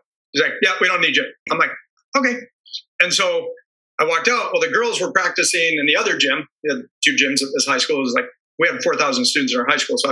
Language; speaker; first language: English; native; English